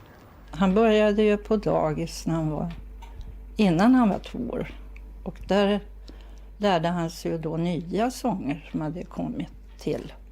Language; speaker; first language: Swedish; native; Swedish